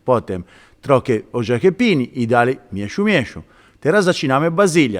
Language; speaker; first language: Polish; non-native, learner; Italian